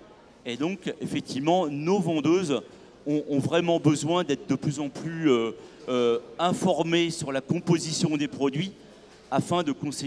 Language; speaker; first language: French; native; French